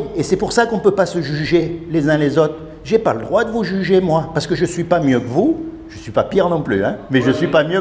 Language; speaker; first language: French; native; French